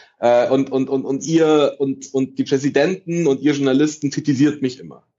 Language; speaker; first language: German; early bilingual, other home language; Italian